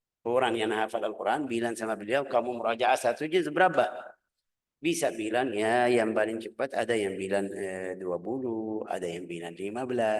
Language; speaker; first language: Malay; non-native, fluent; Arabic